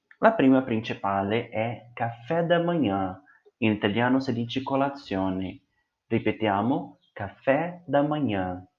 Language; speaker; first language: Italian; non-native, fluent; Portuguese